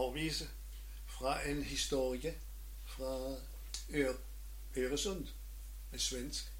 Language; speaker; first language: Norwegian; non-native, learner; German